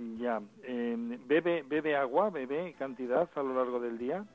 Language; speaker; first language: Spanish; native; Spanish